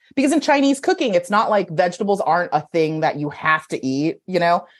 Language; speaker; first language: English; native; English